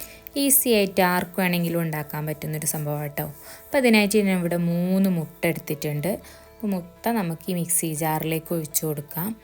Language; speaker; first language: Malayalam; native; Malayalam